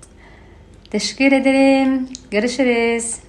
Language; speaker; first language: Turkish; non-native, learner; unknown